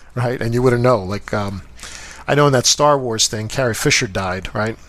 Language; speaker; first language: English; native; English